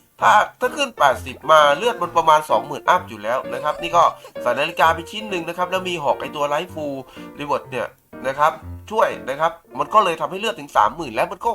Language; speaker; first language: Thai; native; Thai